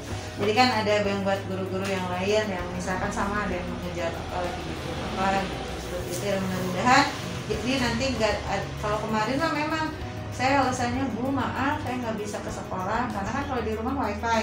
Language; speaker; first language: Indonesian; non-native, local second language; Sundanese